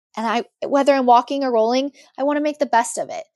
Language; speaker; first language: English; native; English